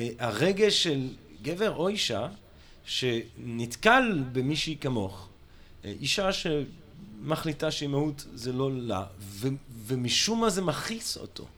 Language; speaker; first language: Hebrew; non-native, fluent; English